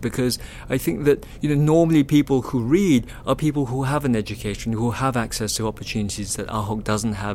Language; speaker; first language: English; non-native, local second language; Chinese